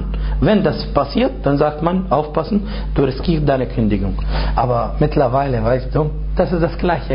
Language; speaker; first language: German; non-native, fluent; Arabic